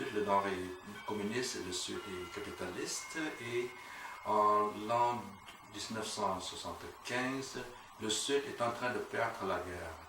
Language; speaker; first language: French; non-native, fluent; Vietnamese